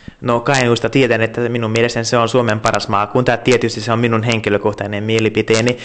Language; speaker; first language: Finnish; non-native, fluent; Hungarian